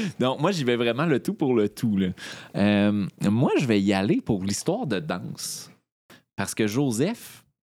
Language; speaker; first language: French; native; French